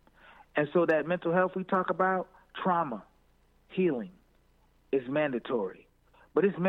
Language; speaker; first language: English; native; English